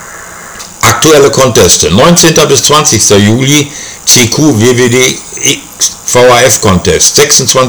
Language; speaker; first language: German; native; German